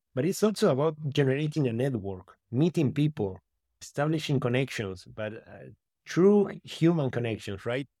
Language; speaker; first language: English; non-native, fluent; Spanish